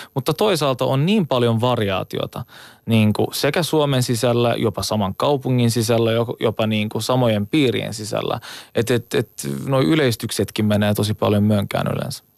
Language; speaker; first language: Finnish; early bilingual, other home language; Turkish